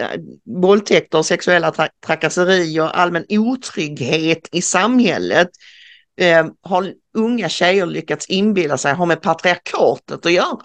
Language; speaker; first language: Swedish; native; Swedish